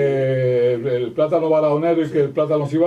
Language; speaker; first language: Spanish; native; Spanish